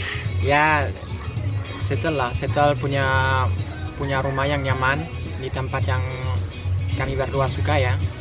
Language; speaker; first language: Indonesian; non-native, fluent; French